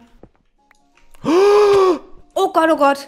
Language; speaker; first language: German; native; German